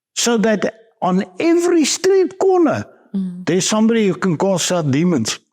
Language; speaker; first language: English; non-native, local second language; Afrikaans